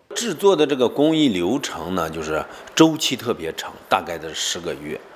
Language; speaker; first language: Chinese; native; Chinese